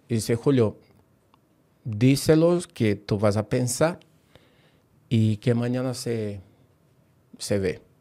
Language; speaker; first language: Spanish; non-native, fluent; Portuguese